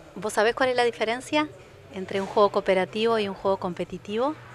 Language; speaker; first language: Spanish; native; Spanish